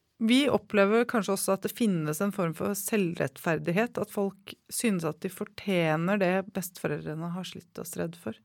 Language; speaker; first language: Norwegian; native; Norwegian